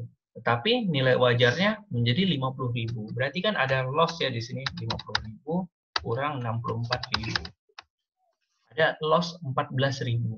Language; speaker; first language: Indonesian; native; Indonesian